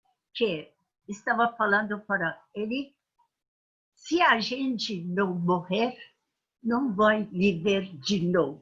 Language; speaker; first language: Portuguese; non-native, fluent; Persian